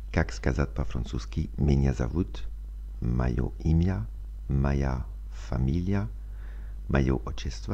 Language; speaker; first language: Russian; non-native, fluent; French